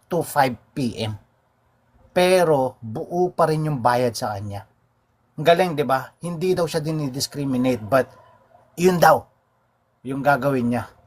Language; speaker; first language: Filipino; native; Filipino